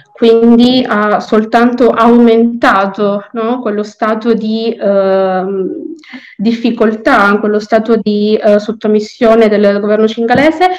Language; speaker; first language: Italian; native; Italian